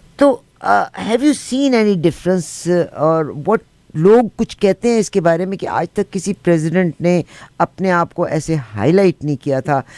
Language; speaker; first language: Urdu; native; Urdu